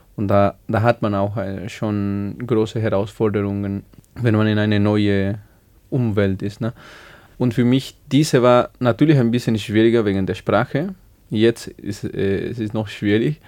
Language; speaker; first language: German; non-native, learner; Spanish